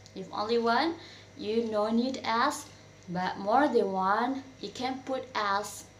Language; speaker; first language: English; non-native, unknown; Indonesian